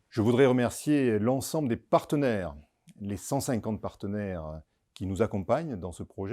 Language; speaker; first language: French; native; French